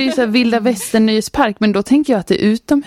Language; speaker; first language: Swedish; native; Swedish